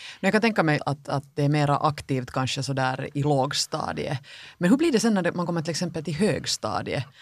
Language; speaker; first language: Swedish; native; Swedish